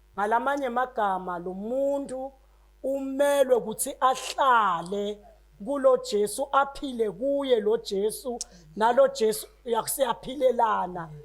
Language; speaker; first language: Zulu; non-native, local second language; Swati